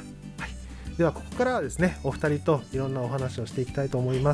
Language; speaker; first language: Japanese; native; Japanese